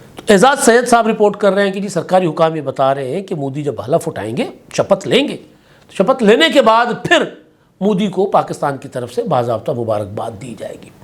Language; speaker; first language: Urdu; non-native, local second language; Sindhi